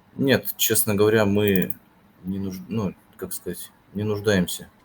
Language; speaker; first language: Russian; native; Russian